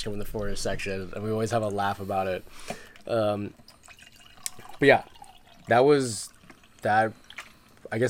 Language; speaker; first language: English; native; English